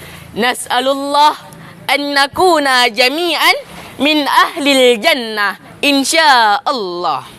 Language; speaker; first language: Arabic; non-native, learner; Indonesian